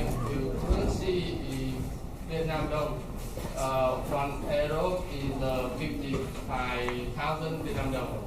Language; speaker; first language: English; non-native, learner; Vietnamese